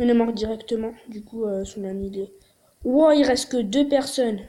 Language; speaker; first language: French; native; French